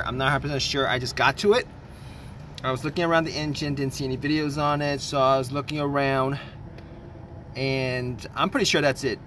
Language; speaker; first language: English; native; English